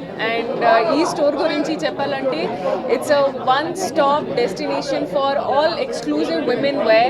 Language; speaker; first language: Telugu; non-native, learner; Hindi